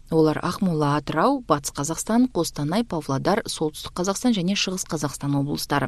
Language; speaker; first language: Kazakh; native; Kazakh